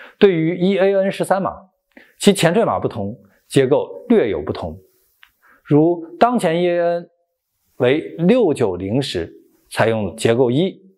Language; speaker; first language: Chinese; native; Chinese